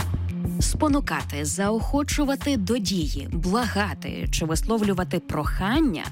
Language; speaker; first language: Ukrainian; native; Ukrainian